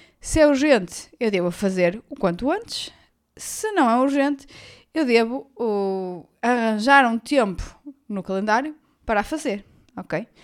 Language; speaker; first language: Portuguese; native; Portuguese